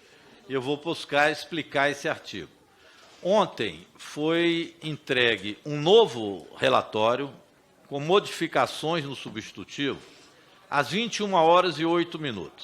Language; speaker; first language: Portuguese; native; Portuguese